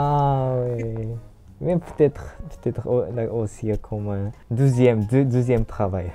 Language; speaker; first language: French; non-native, learner; Japanese